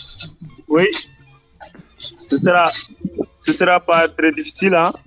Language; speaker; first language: French; non-native, local second language; Wolof